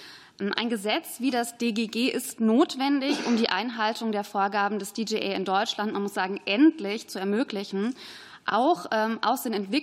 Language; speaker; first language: German; native; German